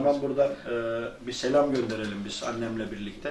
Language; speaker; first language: Turkish; early bilingual, other home language; Albanian